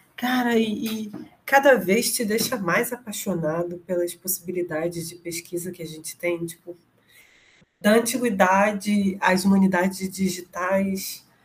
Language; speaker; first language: Portuguese; native; Portuguese